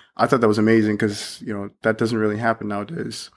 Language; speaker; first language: English; early bilingual, other home language; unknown